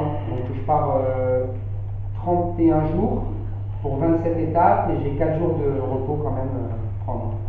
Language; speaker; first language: French; native; French